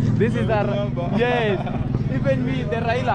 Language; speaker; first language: English; non-native, learner; Swahili